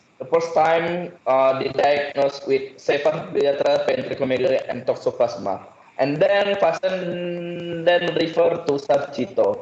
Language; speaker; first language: English; non-native, learner; Indonesian